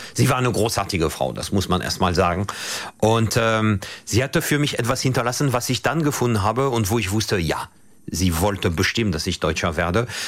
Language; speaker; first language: German; non-native, fluent; French